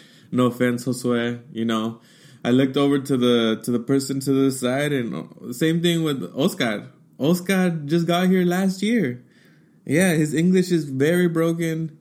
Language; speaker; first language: English; early bilingual, other home language; Spanish